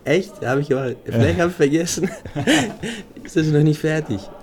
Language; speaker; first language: German; non-native, fluent; Greek